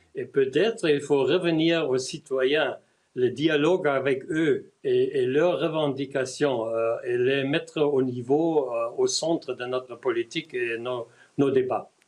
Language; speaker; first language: French; non-native, fluent; German